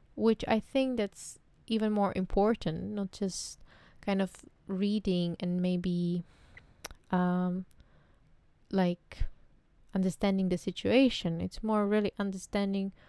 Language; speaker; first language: English; non-native, fluent; Czech